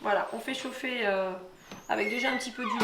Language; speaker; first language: French; native; French